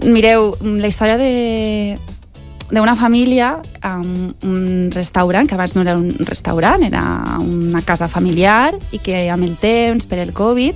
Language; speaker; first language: Catalan; native; Catalan